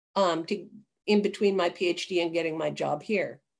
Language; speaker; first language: English; native; English